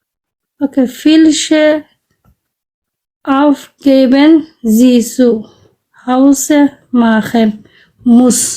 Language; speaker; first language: German; non-native, learner; Somali